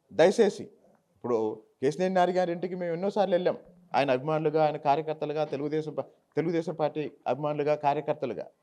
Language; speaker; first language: Telugu; native; Telugu